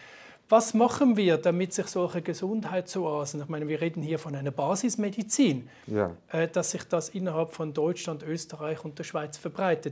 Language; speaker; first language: German; native; German